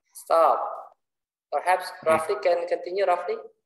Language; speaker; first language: English; non-native, fluent; Indonesian